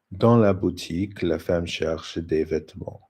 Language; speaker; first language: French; non-native, learner; English